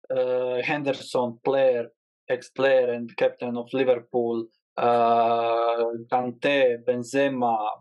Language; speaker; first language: English; non-native, learner; Croatian